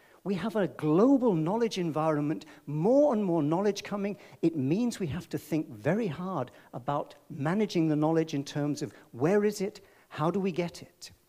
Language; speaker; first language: English; native; English